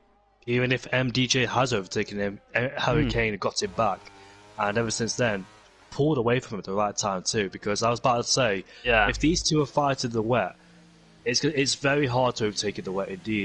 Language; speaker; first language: English; native; English